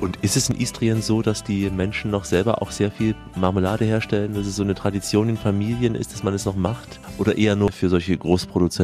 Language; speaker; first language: German; native; German